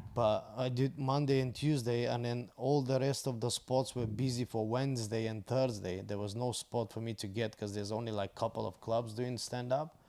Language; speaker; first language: English; non-native, fluent; Bulgarian